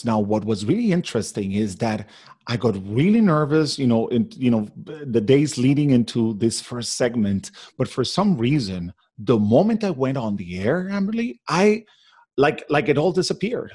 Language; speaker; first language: English; non-native, fluent; Spanish